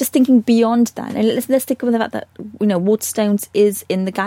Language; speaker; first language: English; native; English